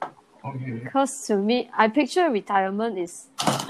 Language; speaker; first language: English; non-native, local second language; Chinese